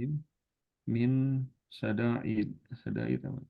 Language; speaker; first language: Arabic; non-native, learner; Indonesian